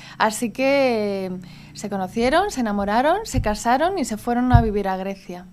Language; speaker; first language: Spanish; early bilingual, heritage; Spanish